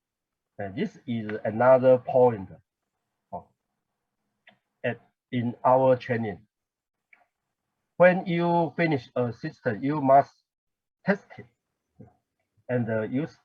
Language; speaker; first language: English; non-native, learner; Chinese